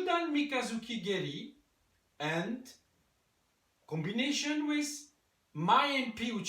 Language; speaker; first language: English; non-native, learner; French